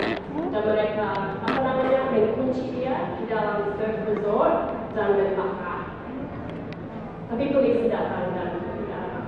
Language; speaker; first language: Indonesian; non-native, fluent; English